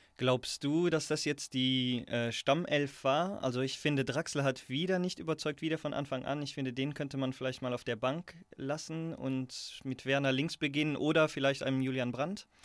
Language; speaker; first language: German; native; German